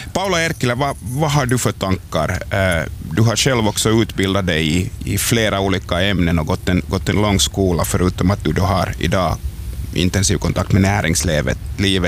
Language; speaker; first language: Swedish; native; Swedish